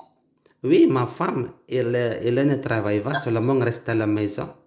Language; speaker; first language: French; non-native, learner; Indonesian